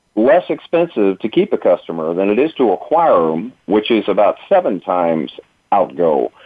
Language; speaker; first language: English; native; English